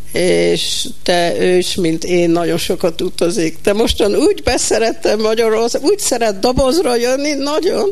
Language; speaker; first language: Hungarian; early bilingual, heritage; Hungarian